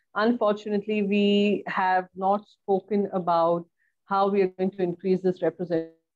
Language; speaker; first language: English; non-native, local second language; Hindi